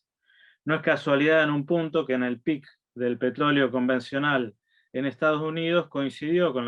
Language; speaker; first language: Spanish; native; Spanish